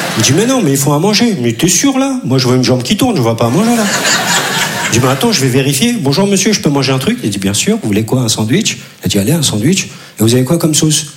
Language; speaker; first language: French; early bilingual, other home language; Turkish